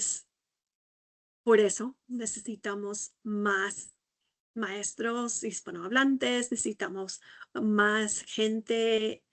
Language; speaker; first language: Spanish; non-native, fluent; English